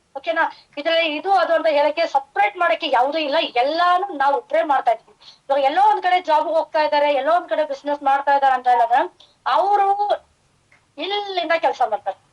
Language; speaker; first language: Kannada; non-native, fluent; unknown